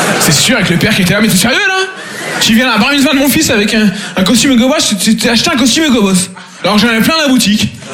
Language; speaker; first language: French; native; French